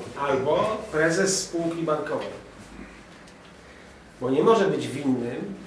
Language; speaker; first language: Polish; native; Polish